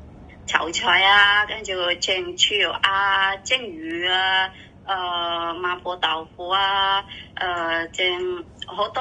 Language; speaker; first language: Cantonese; non-native, learner; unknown